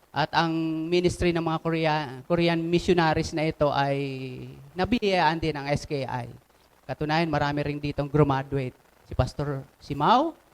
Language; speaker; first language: Filipino; non-native, local second language; Bikol